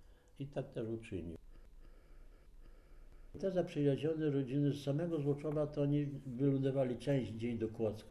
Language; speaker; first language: Polish; native; Polish